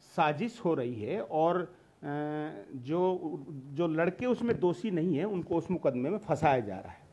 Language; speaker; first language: Hindi; native; Hindi